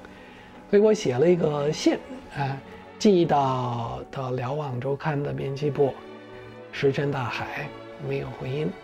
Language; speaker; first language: Chinese; non-native, fluent; English